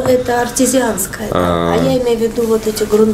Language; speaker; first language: Russian; native; Russian